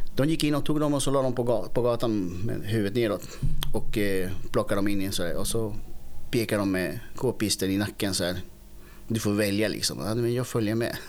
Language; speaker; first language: Swedish; early bilingual, other home language; Spanish